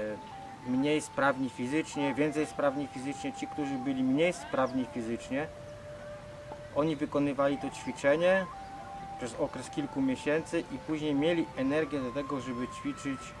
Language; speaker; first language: Polish; non-native, fluent; Vietnamese